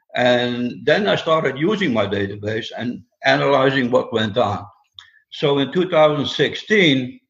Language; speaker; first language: English; non-native, fluent; Dutch